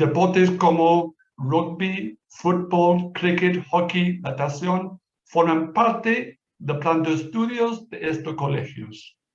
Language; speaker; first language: Spanish; non-native, fluent; English